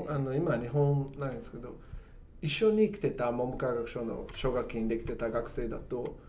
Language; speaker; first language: Japanese; non-native, fluent; Portuguese